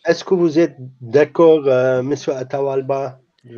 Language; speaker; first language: French; non-native, fluent; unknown